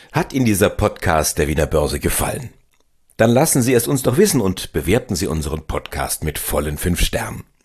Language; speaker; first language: German; native; German